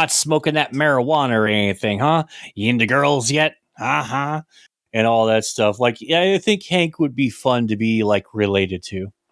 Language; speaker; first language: English; native; English